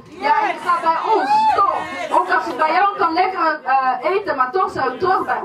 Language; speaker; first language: Dutch; non-native, fluent; Lingala